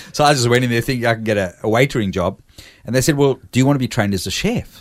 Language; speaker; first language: English; native; English